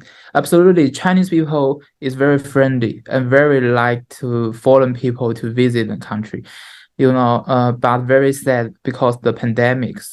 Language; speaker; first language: English; non-native, learner; Chinese